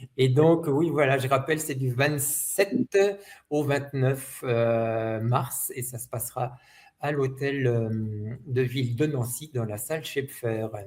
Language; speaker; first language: French; native; French